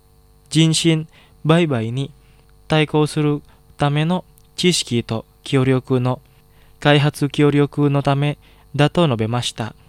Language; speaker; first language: Japanese; non-native, fluent; Indonesian